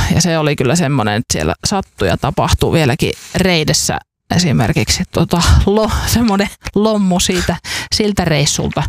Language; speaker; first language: Finnish; native; Finnish